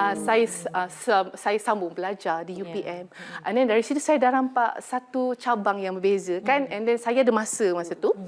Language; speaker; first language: Malay; native; Malay